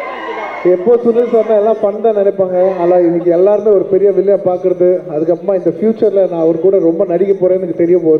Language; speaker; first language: Tamil; non-native, fluent; Telugu